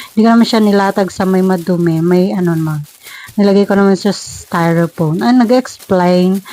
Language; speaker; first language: Filipino; non-native, local second language; Iloko